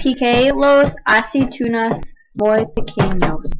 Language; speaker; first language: Spanish; non-native, learner; English